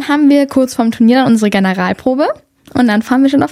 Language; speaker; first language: German; native; German